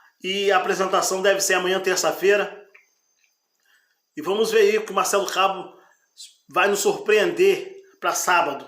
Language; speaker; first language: Portuguese; native; Portuguese